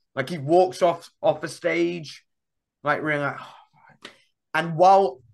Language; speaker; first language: English; native; English